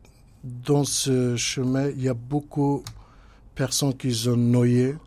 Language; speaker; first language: French; non-native, learner; Kurdish